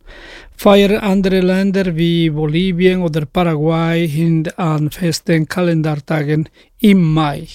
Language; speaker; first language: German; non-native, fluent; Spanish